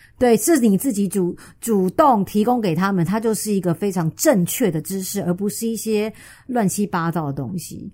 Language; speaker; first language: Chinese; native; Chinese